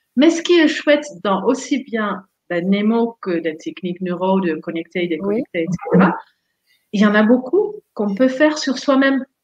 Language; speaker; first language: French; non-native, fluent; Dutch